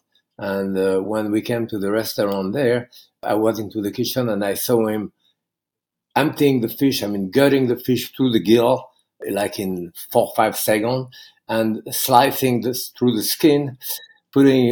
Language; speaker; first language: English; non-native, fluent; French